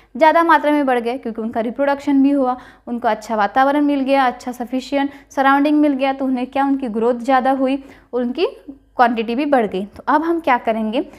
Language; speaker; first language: Hindi; non-native, local second language; Marathi